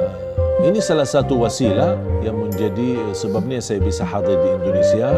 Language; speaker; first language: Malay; non-native, fluent; Arabic